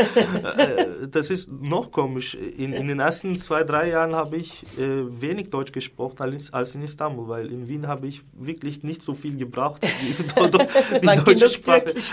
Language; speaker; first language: German; non-native, fluent; Turkish